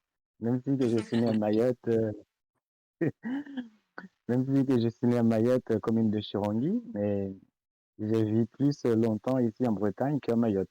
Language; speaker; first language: French; non-native, local second language; Comorian